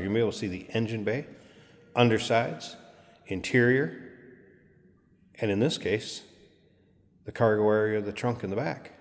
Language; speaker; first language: English; native; English